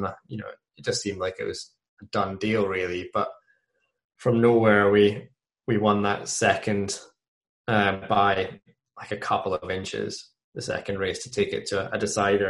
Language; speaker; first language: English; native; English